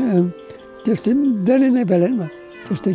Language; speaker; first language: Nepali; non-native, learner; English